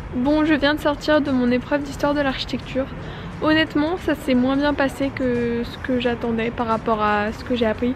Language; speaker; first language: French; native; French